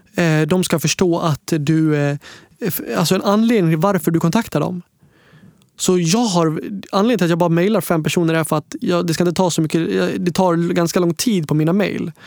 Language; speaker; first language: Swedish; native; Swedish